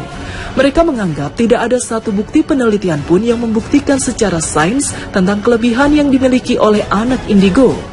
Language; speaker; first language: Indonesian; native; Indonesian